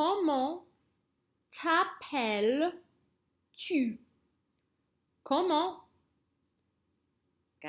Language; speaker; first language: French; non-native, learner; English